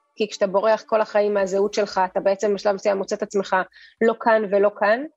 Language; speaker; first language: Hebrew; early bilingual, other home language; Russian